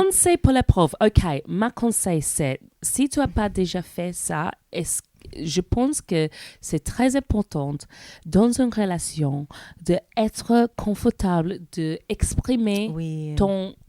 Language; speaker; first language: French; non-native, learner; English